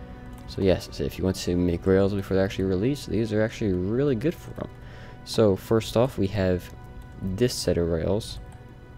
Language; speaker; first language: English; native; English